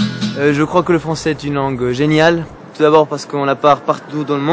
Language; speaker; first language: French; non-native, learner; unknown